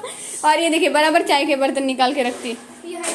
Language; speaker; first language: Hindi; non-native, local second language; Marathi